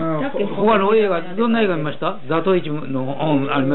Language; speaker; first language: Japanese; native; Japanese